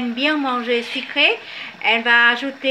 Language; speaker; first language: French; non-native, fluent; Vietnamese